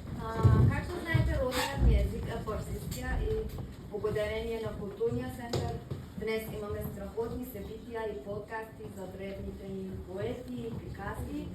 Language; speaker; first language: Bulgarian; non-native, learner; Persian